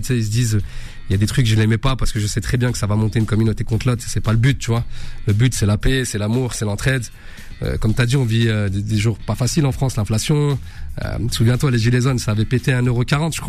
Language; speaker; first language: French; early bilingual, other home language; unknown